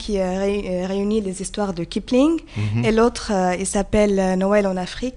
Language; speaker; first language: French; non-native, learner; Arabic